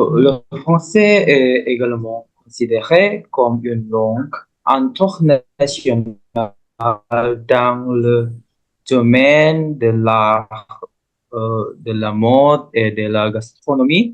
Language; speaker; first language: French; non-native, learner; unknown